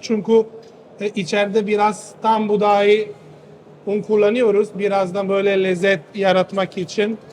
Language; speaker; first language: Turkish; non-native, fluent; Italian